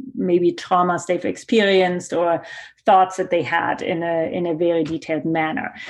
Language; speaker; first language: English; non-native, fluent; German